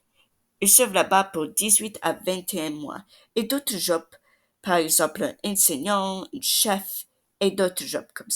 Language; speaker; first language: French; non-native, learner; English